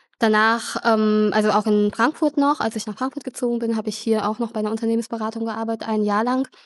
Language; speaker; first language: German; early bilingual, other home language; Vietnamese